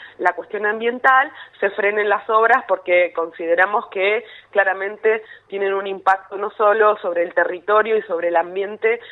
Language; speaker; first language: Spanish; native; Spanish